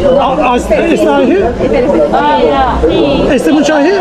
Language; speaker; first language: Spanish; non-native, learner; Turkish